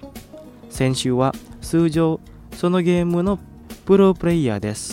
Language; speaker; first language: Japanese; non-native, fluent; Indonesian